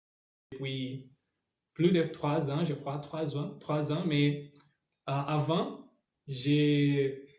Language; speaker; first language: French; non-native, learner; Portuguese